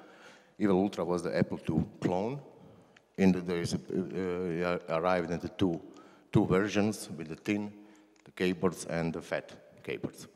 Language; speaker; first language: English; non-native, learner; Croatian